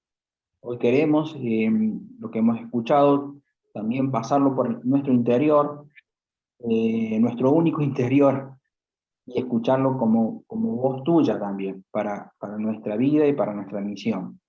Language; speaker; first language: Spanish; native; Spanish